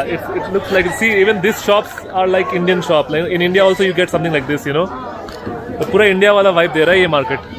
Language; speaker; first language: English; non-native, local second language; Hindi